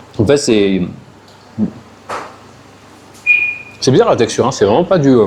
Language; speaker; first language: French; native; French